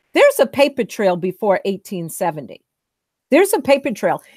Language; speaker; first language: English; native; English